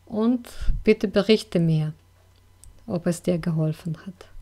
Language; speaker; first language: German; non-native, fluent; Russian